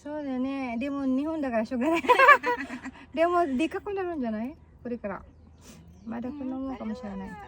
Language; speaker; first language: Japanese; non-native, fluent; Filipino